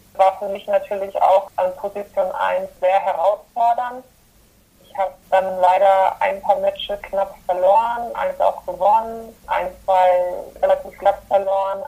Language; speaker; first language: German; early bilingual, other home language; Polish